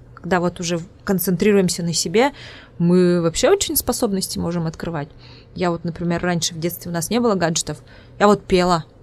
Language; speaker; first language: Russian; non-native, local second language; Udmurt